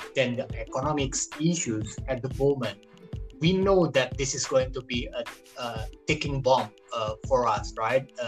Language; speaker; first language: English; non-native, fluent; Indonesian